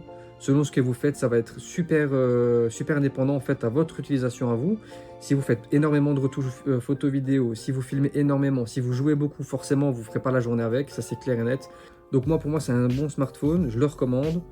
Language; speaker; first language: French; native; French